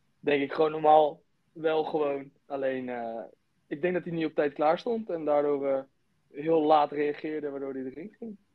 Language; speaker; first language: Dutch; native; Dutch